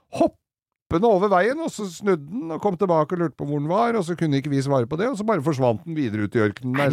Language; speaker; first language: Norwegian; native; Norwegian